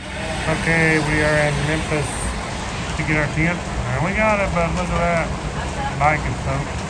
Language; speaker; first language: English; native; English